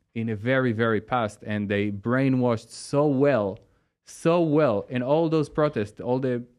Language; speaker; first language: English; non-native, fluent; Hebrew